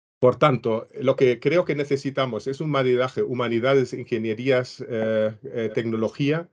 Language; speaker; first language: Spanish; non-native, fluent; German